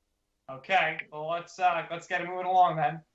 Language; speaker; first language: English; native; English